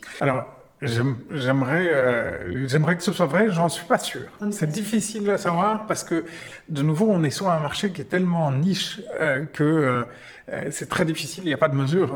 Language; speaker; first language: French; native; French